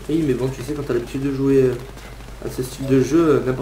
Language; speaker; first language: French; native; French